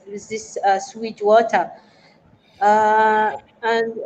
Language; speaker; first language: English; non-native, fluent; Arabic